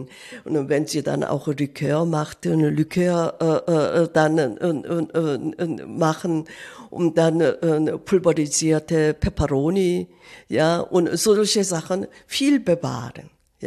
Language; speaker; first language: German; non-native, fluent; Korean